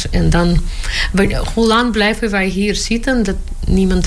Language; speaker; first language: Dutch; non-native, learner; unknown